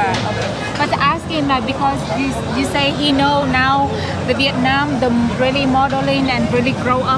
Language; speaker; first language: English; non-native, learner; Vietnamese